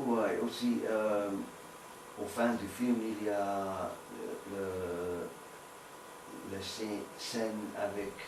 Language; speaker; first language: French; non-native, learner; English